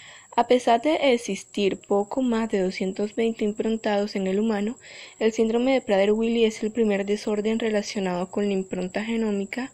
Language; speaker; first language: Spanish; native; Spanish